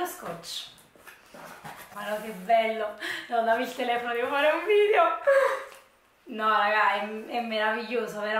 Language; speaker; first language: Italian; native; Italian